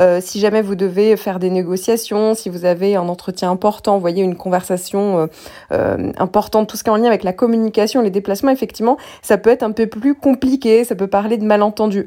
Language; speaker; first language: French; native; French